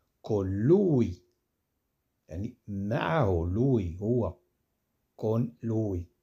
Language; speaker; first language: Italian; non-native, fluent; Arabic